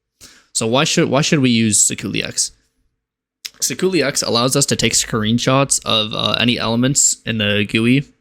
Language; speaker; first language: English; native; English